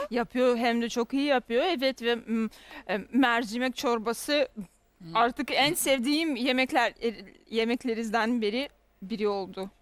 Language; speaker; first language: Turkish; non-native, fluent; Russian